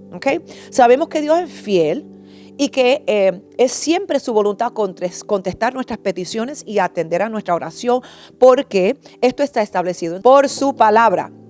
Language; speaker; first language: Spanish; early bilingual, heritage; English